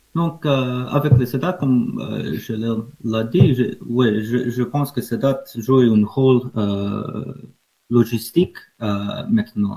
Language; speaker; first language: French; non-native, learner; English